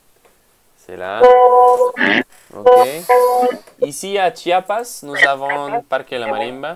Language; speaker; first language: French; non-native, fluent; Spanish